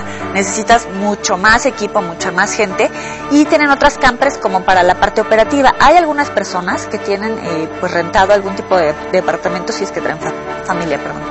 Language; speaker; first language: Spanish; native; Spanish